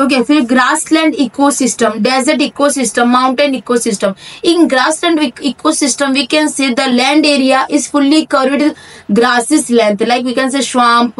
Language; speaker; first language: English; non-native, local second language; Hindi